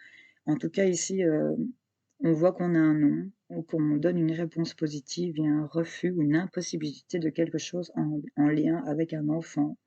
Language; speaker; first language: French; native; French